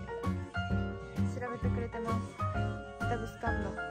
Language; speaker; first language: Japanese; native; Japanese